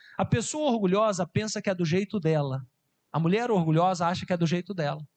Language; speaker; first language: Portuguese; native; Portuguese